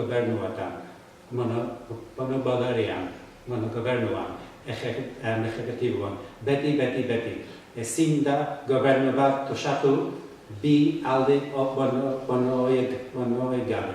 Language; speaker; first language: Basque; non-native, learner; English